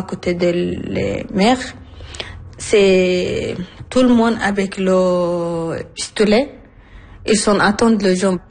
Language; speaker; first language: French; non-native, learner; Arabic